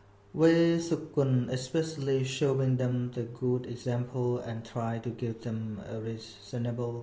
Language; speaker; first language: English; non-native, fluent; Khmer